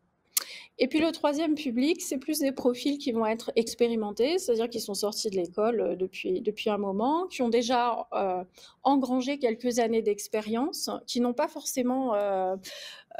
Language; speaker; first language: French; native; French